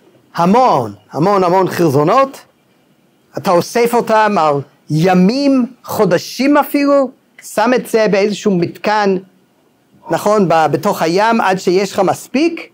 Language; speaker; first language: Hebrew; non-native, fluent; English